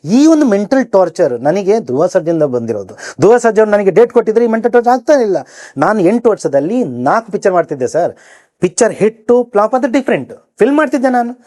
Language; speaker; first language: Kannada; native; Kannada